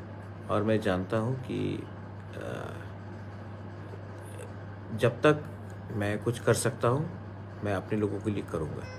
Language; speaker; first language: Hindi; non-native, local second language; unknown